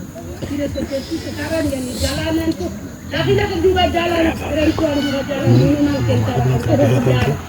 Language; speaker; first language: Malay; non-native, local second language; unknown